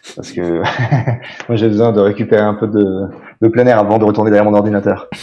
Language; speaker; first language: French; native; French